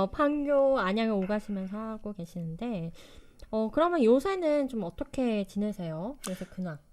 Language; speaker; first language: Korean; native; Korean